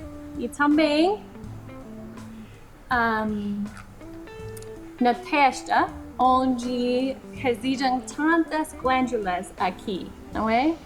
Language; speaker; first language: Portuguese; non-native, fluent; English